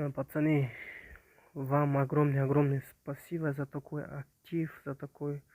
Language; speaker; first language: Russian; non-native, local second language; Kazakh